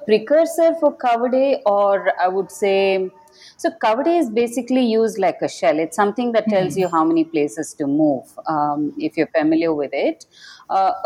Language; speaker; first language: English; non-native, local second language; Kannada